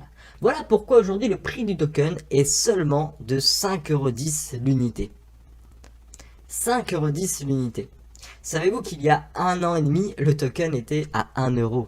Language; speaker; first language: French; native; French